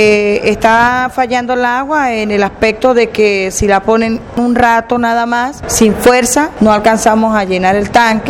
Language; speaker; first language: Spanish; native; Spanish